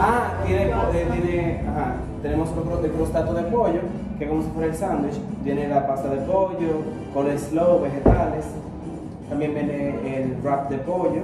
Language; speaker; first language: Spanish; native; Spanish